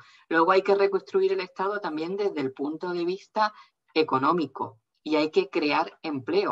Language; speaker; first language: Spanish; native; Spanish